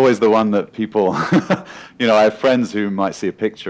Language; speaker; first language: English; native; English